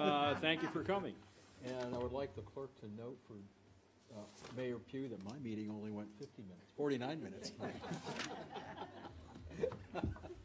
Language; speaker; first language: English; native; English